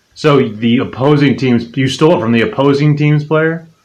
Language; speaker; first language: English; native; English